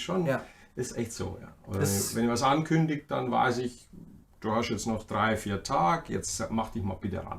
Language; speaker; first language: German; native; German